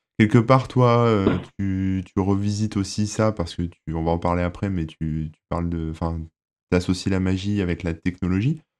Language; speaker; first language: French; native; French